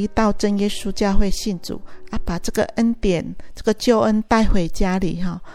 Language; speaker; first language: Chinese; native; Chinese